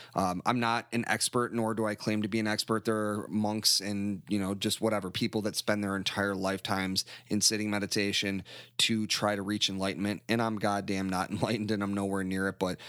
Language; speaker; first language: English; native; English